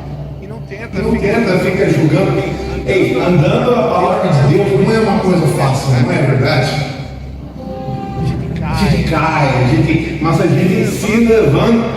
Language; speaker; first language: Portuguese; non-native, fluent; English